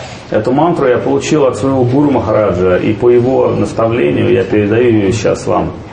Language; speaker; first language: Russian; native; Russian